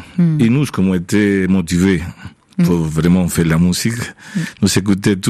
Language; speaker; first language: French; non-native, fluent; Spanish